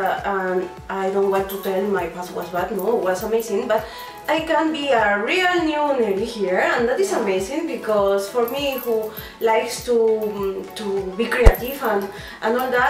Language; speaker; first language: English; non-native, learner; Spanish